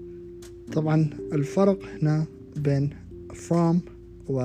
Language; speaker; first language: Arabic; native; Arabic